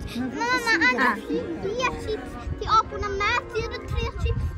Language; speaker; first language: Swedish; early bilingual, other home language; Persian